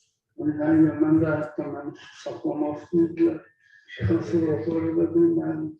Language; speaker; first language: Turkish; non-native, learner; Azerbaijani